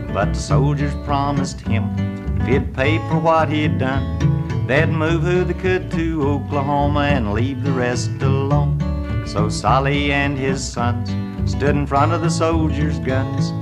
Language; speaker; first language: English; native; English